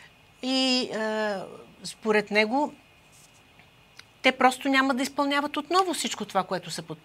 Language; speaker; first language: Bulgarian; native; Bulgarian